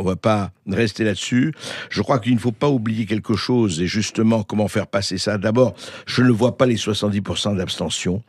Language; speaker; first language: French; native; French